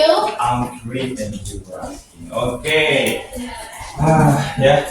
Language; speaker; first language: English; non-native, fluent; Indonesian